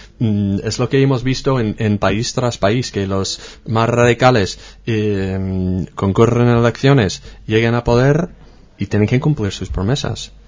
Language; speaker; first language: Spanish; non-native, fluent; English